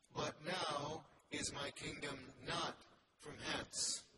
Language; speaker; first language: English; native; English